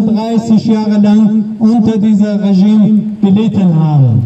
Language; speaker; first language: German; non-native, learner; Persian